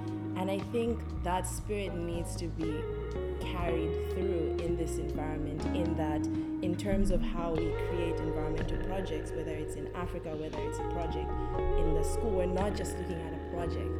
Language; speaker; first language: English; non-native, local second language; Nyanja